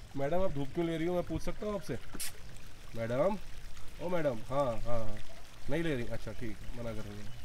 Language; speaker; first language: Hindi; native; Hindi